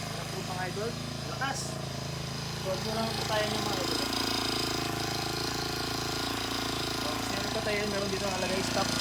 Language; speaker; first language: Filipino; native; Filipino